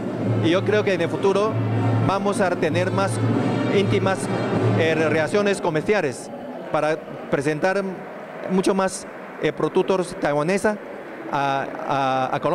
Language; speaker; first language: Spanish; non-native, learner; Chinese